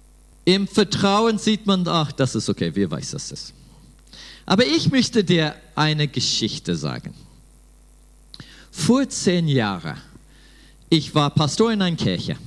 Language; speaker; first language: German; non-native, fluent; English